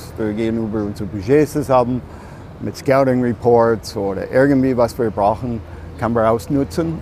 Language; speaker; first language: German; non-native, fluent; English